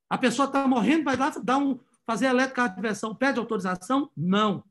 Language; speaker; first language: Portuguese; native; Portuguese